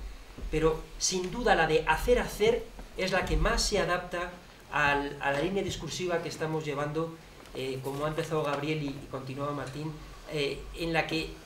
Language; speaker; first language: Spanish; native; Spanish